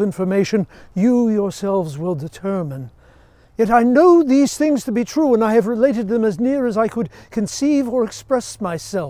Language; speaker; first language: English; native; English